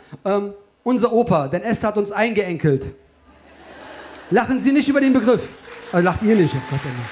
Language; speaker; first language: German; early bilingual, other home language; Turkish